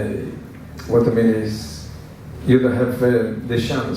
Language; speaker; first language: English; non-native, learner; Italian